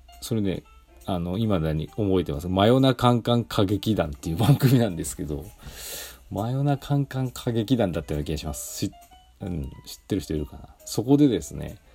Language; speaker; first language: Japanese; native; Japanese